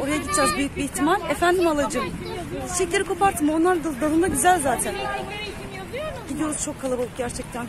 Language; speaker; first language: Turkish; native; Turkish